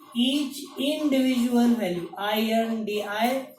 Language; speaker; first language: English; non-native, local second language; Marathi